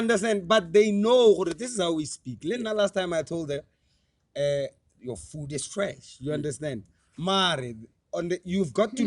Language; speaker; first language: English; non-native, local second language; Tswana